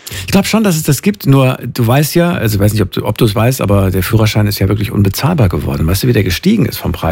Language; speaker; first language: German; native; German